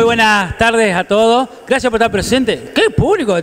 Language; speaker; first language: Spanish; native; Spanish